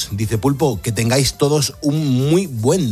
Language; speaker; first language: Spanish; native; Spanish